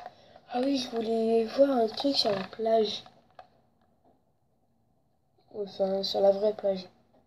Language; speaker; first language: French; native; French